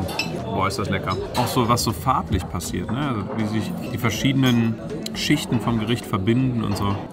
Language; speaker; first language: German; native; German